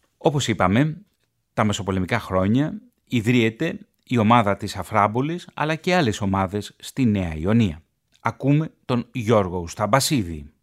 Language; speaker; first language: Greek; native; Greek